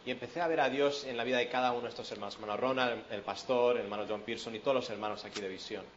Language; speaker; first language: Spanish; early bilingual, other home language; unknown